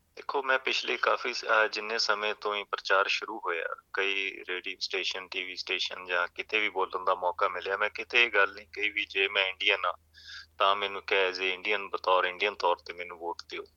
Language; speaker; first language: Punjabi; native; Punjabi